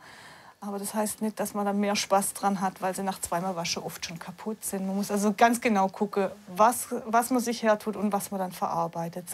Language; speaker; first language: German; native; German